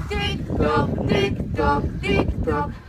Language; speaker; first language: Hebrew; native; Hebrew